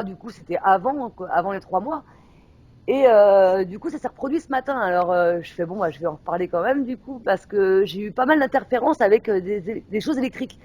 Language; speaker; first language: French; native; French